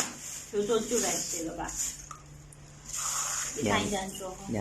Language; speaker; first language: Chinese; native; Chinese